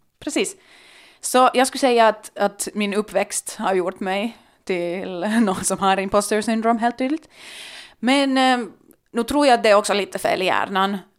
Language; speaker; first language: Swedish; native; Swedish